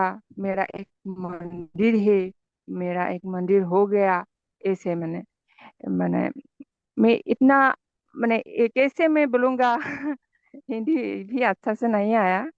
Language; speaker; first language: Hindi; non-native, local second language; Assamese